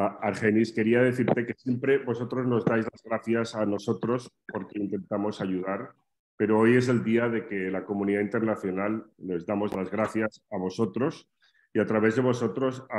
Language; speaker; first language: Spanish; native; Spanish